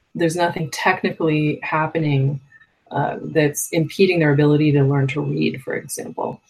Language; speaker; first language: English; native; English